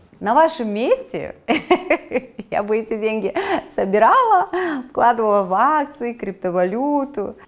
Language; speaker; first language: Russian; native; Russian